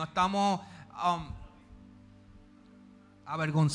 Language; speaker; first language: Spanish; early bilingual, heritage; Spanish